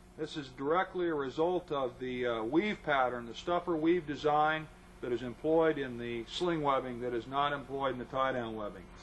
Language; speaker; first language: English; native; English